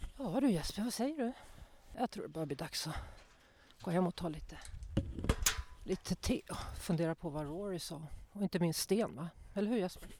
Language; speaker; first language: Swedish; native; Swedish